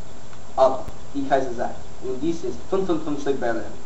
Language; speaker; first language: German; non-native, learner; English